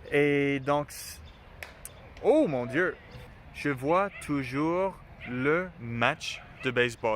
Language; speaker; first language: French; non-native, learner; English